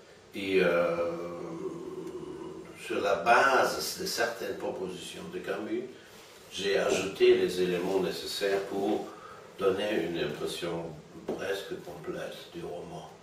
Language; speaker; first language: French; non-native, fluent; German